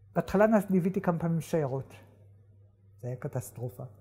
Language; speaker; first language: Hebrew; native; Hebrew